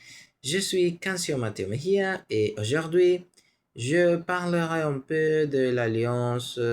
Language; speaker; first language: French; non-native, learner; Spanish